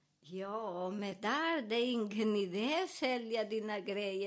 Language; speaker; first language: Swedish; non-native, learner; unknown